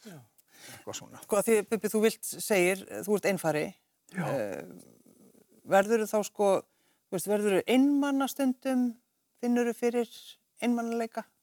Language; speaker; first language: Icelandic; native; Icelandic